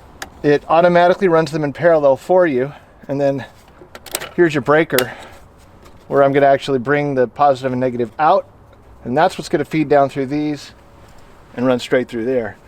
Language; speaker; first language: English; native; English